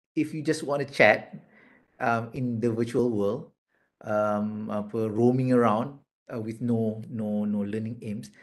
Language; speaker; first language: English; non-native, local second language; Malay